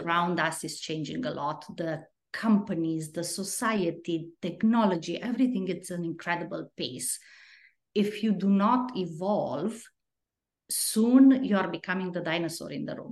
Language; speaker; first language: English; non-native, fluent; Romanian